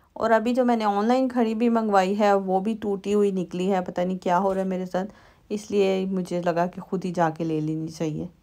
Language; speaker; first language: Urdu; native; Urdu